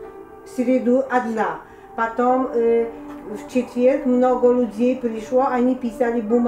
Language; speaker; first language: Russian; non-native, learner; Polish